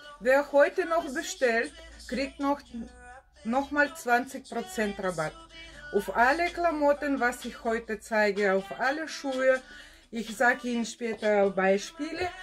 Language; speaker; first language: German; non-native, fluent; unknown